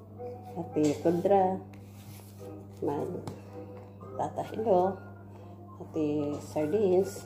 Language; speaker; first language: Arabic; non-native, learner; Filipino